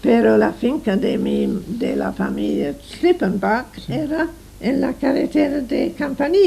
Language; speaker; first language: Spanish; non-native, fluent; English